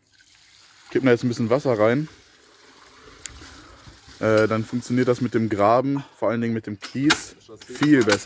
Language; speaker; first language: German; native; German